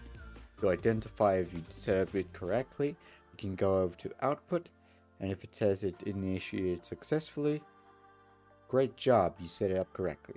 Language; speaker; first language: English; native; English